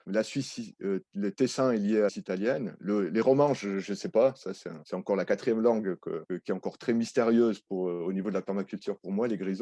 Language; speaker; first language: French; native; French